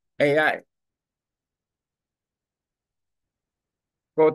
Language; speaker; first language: Vietnamese; non-native, learner; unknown